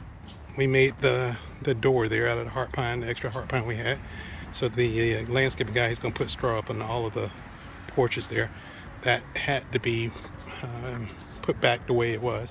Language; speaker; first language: English; native; English